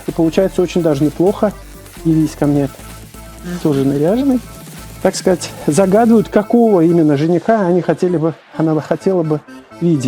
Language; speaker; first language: Russian; native; Russian